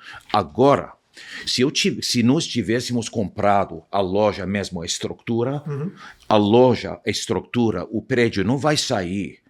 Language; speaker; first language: Portuguese; non-native, fluent; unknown